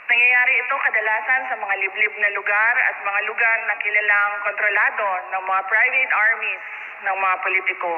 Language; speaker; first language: Filipino; non-native, local second language; Cebuano